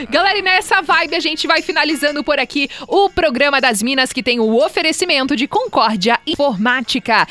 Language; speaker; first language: Portuguese; native; Portuguese